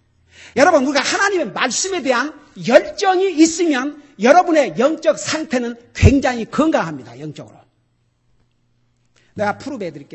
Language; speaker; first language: Korean; native; Korean